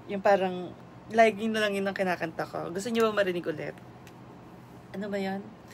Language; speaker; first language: Filipino; native; Filipino